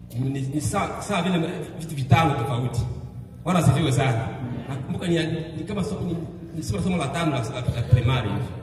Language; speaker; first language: Swahili; non-native, local second language; Bembe